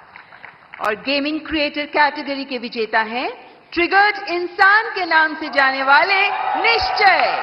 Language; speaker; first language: Hindi; native; Hindi